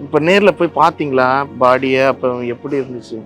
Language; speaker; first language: Tamil; native; Tamil